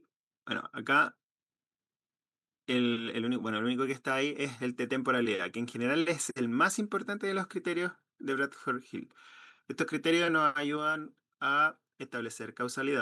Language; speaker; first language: Spanish; native; Spanish